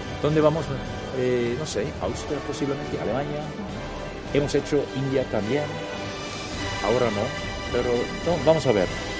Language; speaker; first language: Spanish; non-native, fluent; English